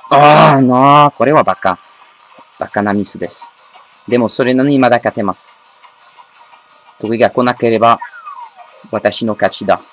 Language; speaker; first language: Japanese; non-native, learner; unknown